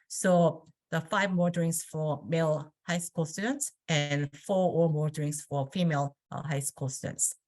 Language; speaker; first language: English; non-native, fluent; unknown